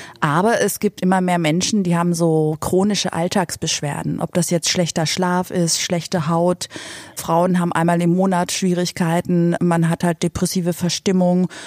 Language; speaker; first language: German; native; German